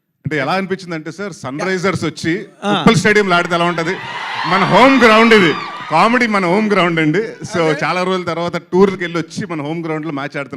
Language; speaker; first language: Telugu; native; Telugu